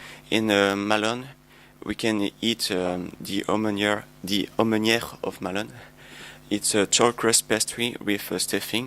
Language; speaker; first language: English; non-native, learner; French